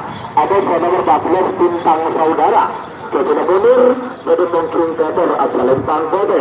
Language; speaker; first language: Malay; non-native, local second language; Madurese